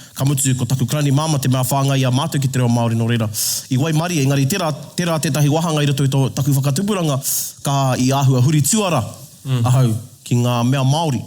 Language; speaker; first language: Māori; native; Māori